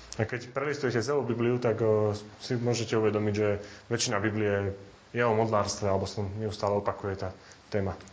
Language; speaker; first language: Slovak; native; Slovak